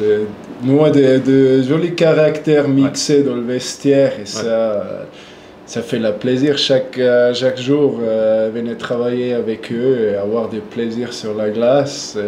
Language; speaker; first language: French; non-native, local second language; German